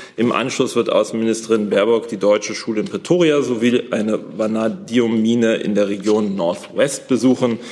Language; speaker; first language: German; native; German